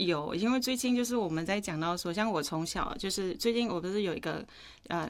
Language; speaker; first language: Chinese; non-native, fluent; Akha